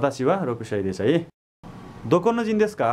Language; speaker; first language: Japanese; non-native, learner; Nepali